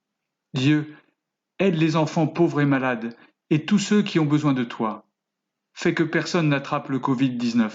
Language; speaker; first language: French; native; French